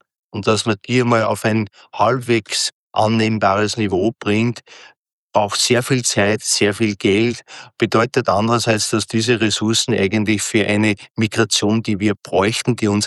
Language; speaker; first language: German; native; German